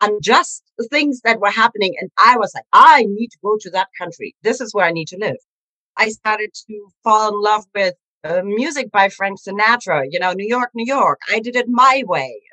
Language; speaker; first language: English; non-native, fluent; German